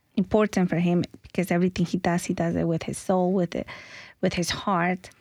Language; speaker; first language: English; early bilingual, other home language; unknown